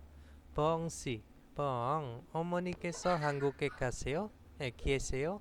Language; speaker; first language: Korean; non-native, fluent; Indonesian